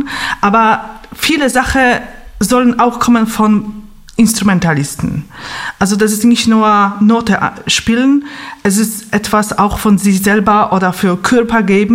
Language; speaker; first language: German; non-native, fluent; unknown